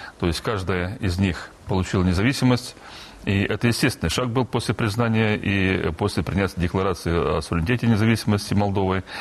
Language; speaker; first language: Russian; non-native, local second language; Romanian